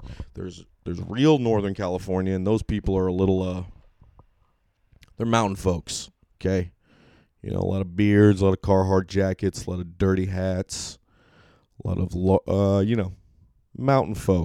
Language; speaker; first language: English; native; English